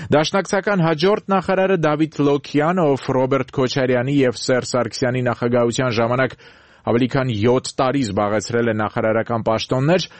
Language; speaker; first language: Armenian; native; Armenian